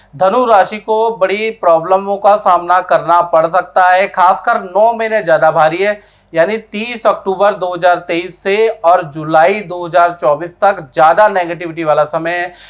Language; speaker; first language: Hindi; native; Hindi